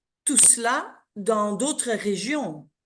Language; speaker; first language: French; non-native, local second language; Dutch